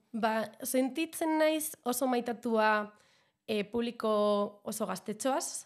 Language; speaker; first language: Basque; non-native, local second language; Spanish